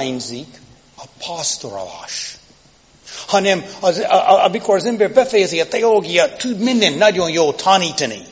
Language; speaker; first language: Hungarian; non-native, fluent; English